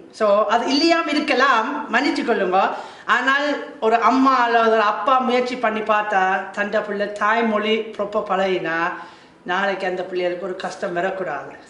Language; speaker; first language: Tamil; non-native, fluent; German